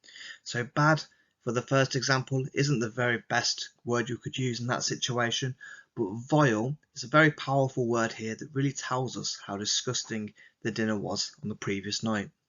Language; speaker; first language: English; native; English